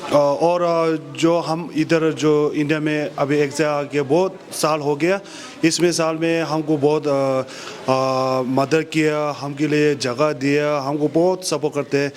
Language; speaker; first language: Hindi; non-native, learner; Tibetan